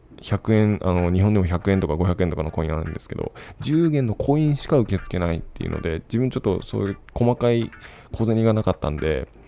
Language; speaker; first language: Japanese; native; Japanese